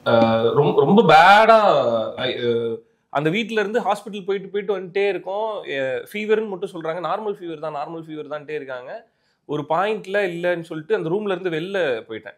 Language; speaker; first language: Tamil; native; Tamil